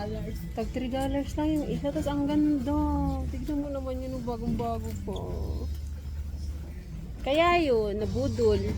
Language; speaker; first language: Filipino; non-native, local second language; Cebuano